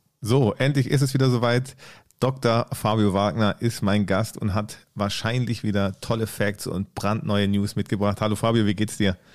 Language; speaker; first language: German; native; German